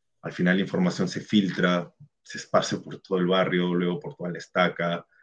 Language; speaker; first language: Spanish; native; Spanish